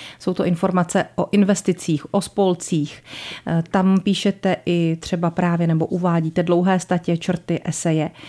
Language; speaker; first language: Czech; native; Czech